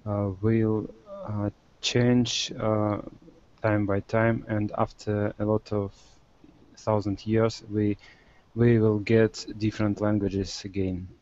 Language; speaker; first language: English; non-native, learner; Russian